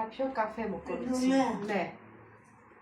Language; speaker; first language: Greek; non-native, learner; Armenian